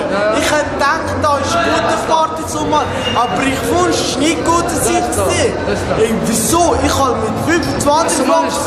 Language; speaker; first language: German; non-native, learner; Somali